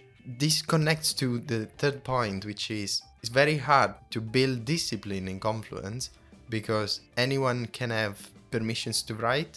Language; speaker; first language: English; non-native, fluent; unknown